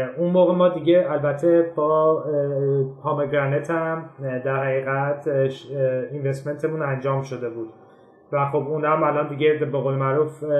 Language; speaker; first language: Persian; native; Persian